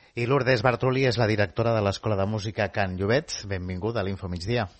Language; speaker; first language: Catalan; native; Catalan